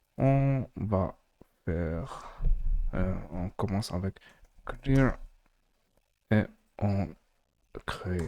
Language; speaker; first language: French; non-native, learner; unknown